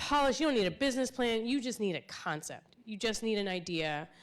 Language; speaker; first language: English; native; English